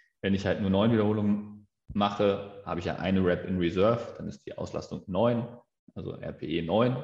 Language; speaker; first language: German; native; German